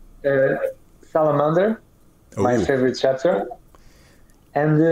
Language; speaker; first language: English; non-native, fluent; Portuguese